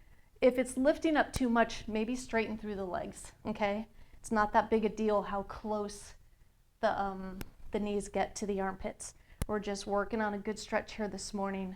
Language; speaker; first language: English; native; English